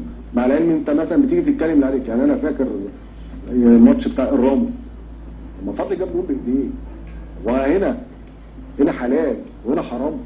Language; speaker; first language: Arabic; native; Arabic